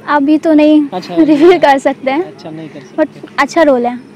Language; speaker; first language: Hindi; native; Hindi